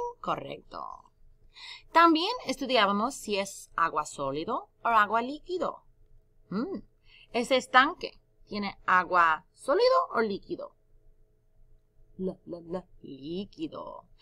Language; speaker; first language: Spanish; non-native, fluent; English